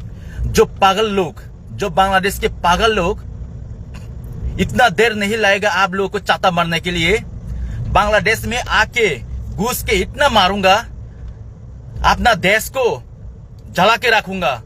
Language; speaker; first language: Hindi; non-native, local second language; Kok Borok